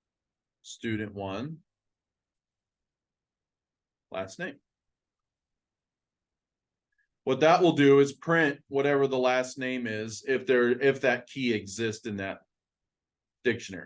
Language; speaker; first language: English; native; English